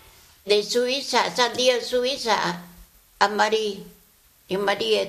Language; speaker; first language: Spanish; non-native, learner; Vietnamese